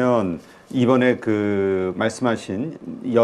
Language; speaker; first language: Korean; native; Korean